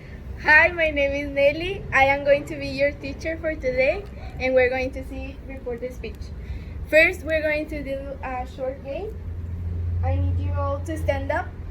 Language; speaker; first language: English; non-native, learner; Spanish